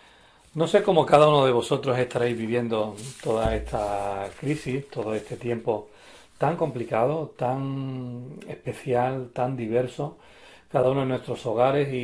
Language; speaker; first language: Spanish; native; Spanish